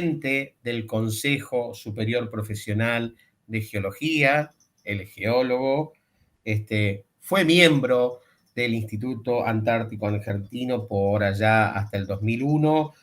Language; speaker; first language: Spanish; native; Spanish